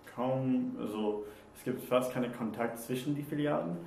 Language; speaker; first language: German; non-native, fluent; English